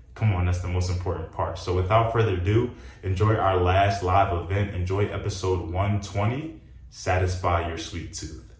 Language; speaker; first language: English; native; English